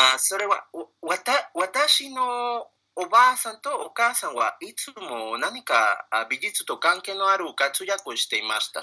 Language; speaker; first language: Japanese; non-native, learner; Spanish